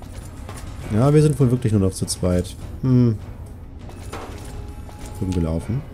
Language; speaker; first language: German; native; German